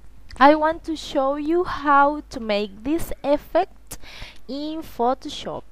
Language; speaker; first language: English; non-native, learner; Spanish